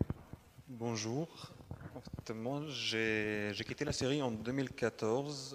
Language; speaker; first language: French; non-native, fluent; Arabic